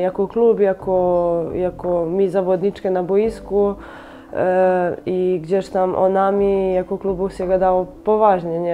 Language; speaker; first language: Polish; non-native, fluent; Serbian